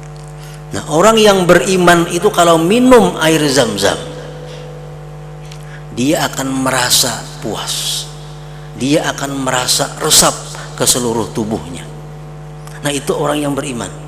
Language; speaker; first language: Indonesian; non-native, local second language; Banjar